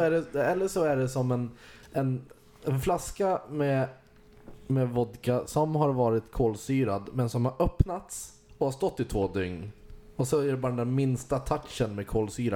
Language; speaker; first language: Swedish; native; Swedish